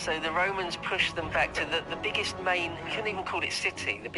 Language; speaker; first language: English; native; English